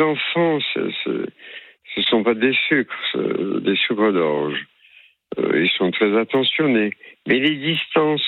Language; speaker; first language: French; native; French